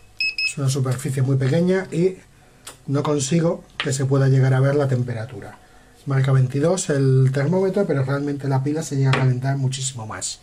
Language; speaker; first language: Spanish; native; Spanish